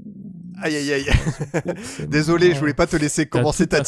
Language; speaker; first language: French; native; French